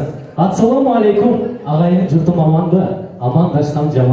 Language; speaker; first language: Kyrgyz; native; Kyrgyz